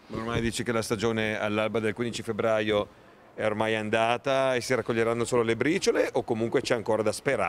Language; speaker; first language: Italian; native; Italian